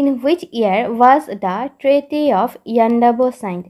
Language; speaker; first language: English; non-native, local second language; Assamese